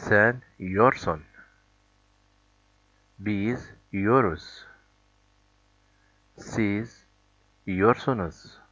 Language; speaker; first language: Turkish; non-native, fluent; French